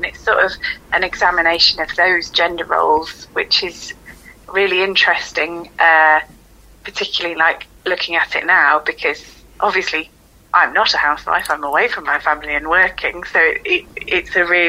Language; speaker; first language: English; native; English